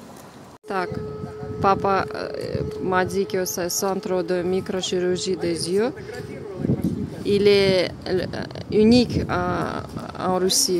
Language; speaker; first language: French; non-native, fluent; Russian